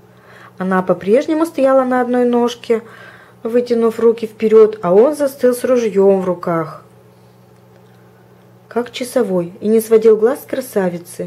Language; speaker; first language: Russian; native; Russian